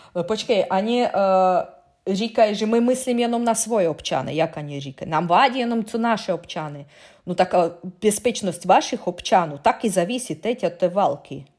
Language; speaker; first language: Czech; non-native, learner; Russian